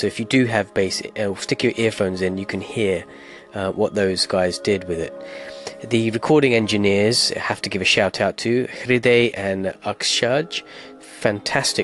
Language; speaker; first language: English; native; English